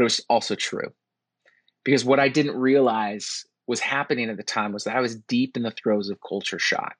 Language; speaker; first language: English; native; English